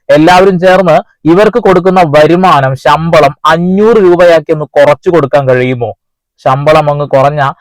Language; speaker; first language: Malayalam; native; Malayalam